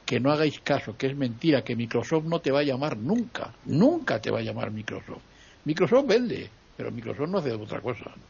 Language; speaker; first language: Spanish; native; Spanish